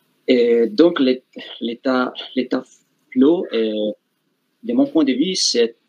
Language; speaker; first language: French; non-native, fluent; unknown